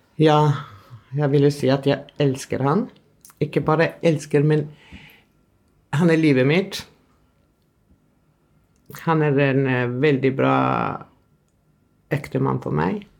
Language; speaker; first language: Norwegian; non-native, fluent; Albanian